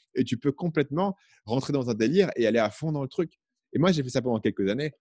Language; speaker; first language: French; native; French